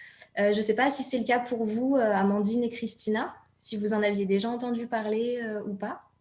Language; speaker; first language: French; native; French